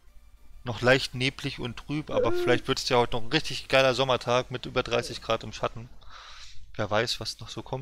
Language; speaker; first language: German; native; German